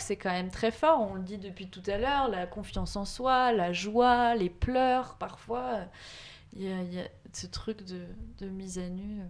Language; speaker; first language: French; native; French